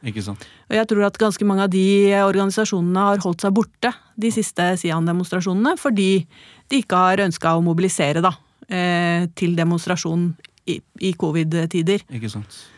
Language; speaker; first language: Norwegian; native; Norwegian